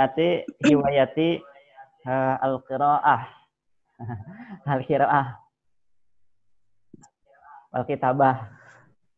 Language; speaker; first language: Arabic; non-native, learner; Indonesian